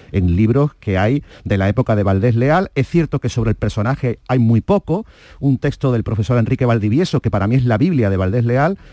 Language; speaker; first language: Spanish; native; Spanish